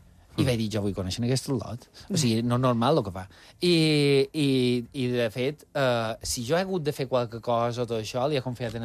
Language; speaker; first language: Catalan; native; Catalan